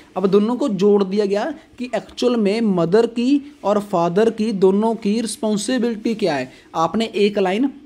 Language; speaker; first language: Hindi; non-native, local second language; Punjabi